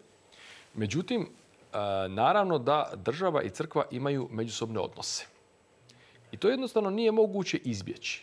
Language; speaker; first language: Croatian; native; Croatian